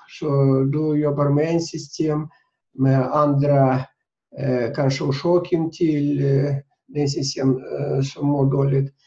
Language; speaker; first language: Swedish; non-native, fluent; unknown